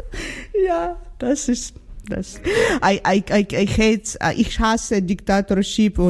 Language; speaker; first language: German; non-native, learner; Ukrainian